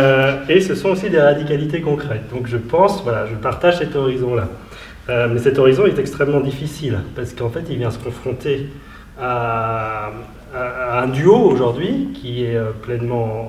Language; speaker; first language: French; native; French